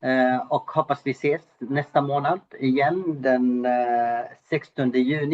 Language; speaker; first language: Swedish; non-native, fluent; Arabic